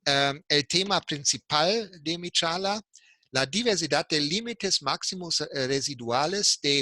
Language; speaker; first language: Spanish; non-native, fluent; German